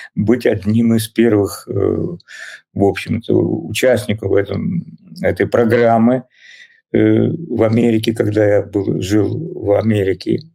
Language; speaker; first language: Russian; native; Russian